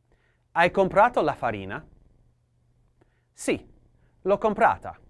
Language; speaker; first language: Italian; non-native, learner; English